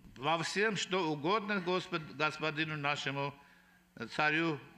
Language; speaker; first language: Russian; non-native, local second language; Armenian